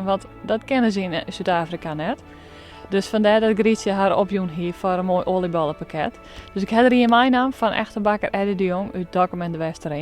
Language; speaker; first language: Dutch; non-native, local second language; Western Frisian